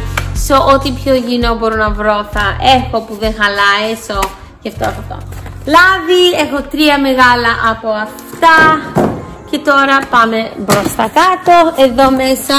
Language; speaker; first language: Greek; early bilingual, heritage; English